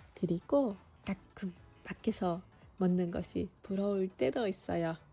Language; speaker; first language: Korean; non-native, fluent; Japanese